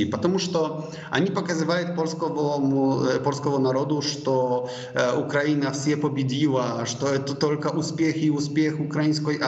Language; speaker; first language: Russian; non-native, fluent; Polish